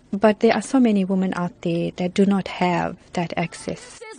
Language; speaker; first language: English; native; English